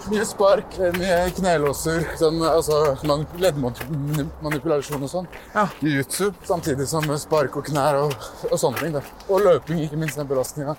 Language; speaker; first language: Norwegian; early bilingual, other home language; Persian